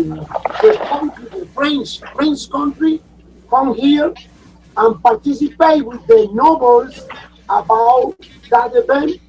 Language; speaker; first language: English; non-native, learner; Spanish